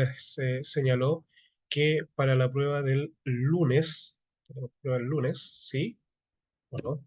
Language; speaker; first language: Spanish; native; Spanish